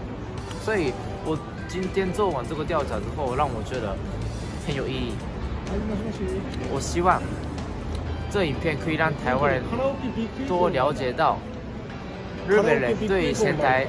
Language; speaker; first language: Chinese; non-native, fluent; Japanese